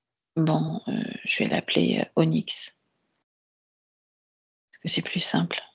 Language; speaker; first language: French; native; French